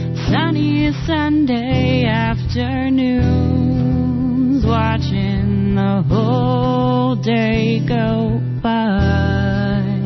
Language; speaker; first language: English; native; English